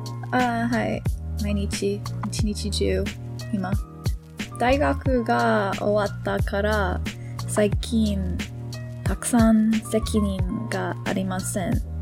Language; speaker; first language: Japanese; non-native, learner; English